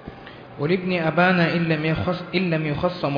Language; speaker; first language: Arabic; native; Arabic